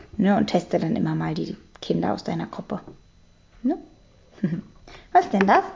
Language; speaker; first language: German; native; German